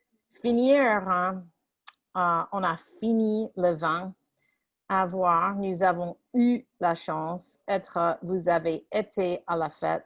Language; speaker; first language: French; non-native, fluent; English